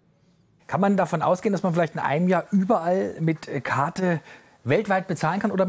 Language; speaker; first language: German; native; German